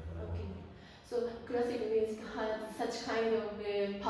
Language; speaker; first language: English; non-native, learner; Japanese